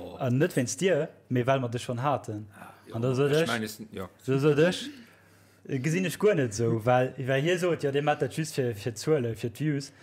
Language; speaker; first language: Luxembourgish; native; Luxembourgish